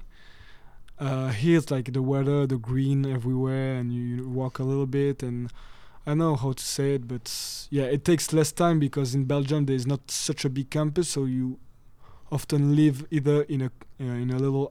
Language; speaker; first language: English; non-native, fluent; French